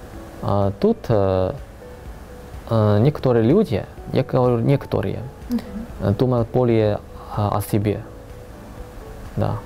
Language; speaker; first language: Russian; non-native, learner; Chinese